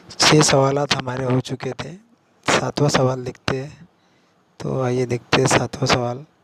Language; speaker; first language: Urdu; native; Urdu